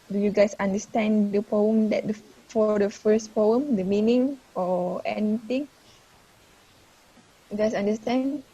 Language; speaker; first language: English; non-native, fluent; Malay